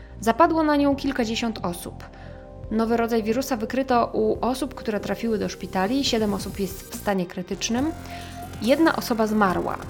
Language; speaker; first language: Polish; native; Polish